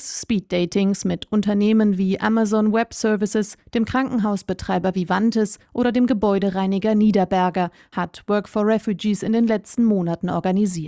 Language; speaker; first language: German; native; German